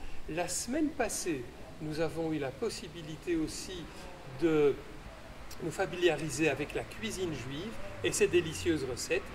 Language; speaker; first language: French; native; French